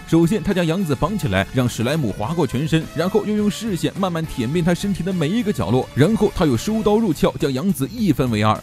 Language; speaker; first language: Chinese; native; Chinese